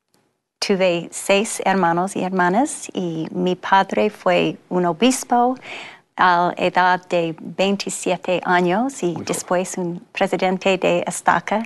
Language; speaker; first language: Spanish; non-native, fluent; English